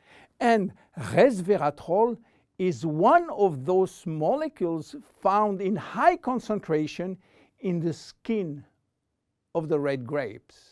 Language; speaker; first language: English; non-native, fluent; French